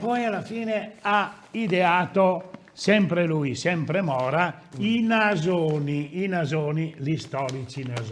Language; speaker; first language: Italian; native; Italian